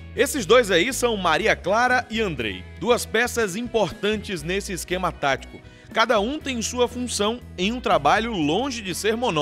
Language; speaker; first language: Portuguese; native; Portuguese